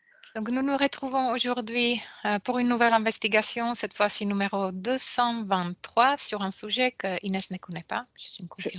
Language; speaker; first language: French; non-native, fluent; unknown